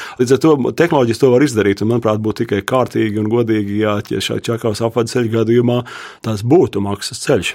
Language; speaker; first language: Latvian; native; Latvian